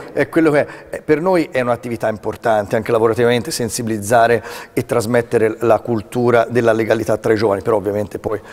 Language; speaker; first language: Italian; native; Italian